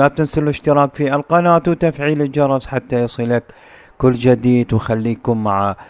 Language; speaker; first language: Arabic; native; Arabic